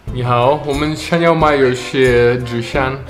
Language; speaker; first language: Chinese; non-native, learner; Russian